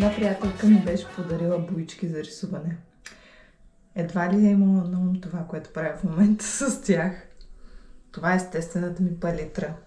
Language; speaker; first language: Bulgarian; native; Bulgarian